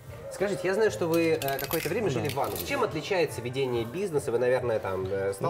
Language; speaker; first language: Russian; native; Russian